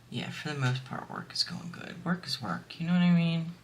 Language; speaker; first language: English; native; English